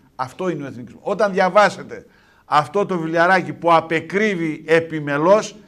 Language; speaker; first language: Greek; native; Greek